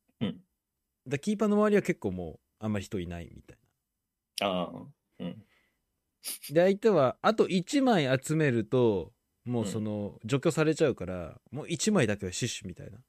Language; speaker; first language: Japanese; native; Japanese